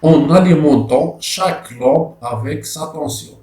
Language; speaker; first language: French; non-native, local second language; Arabic